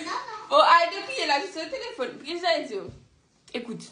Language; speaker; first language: French; native; French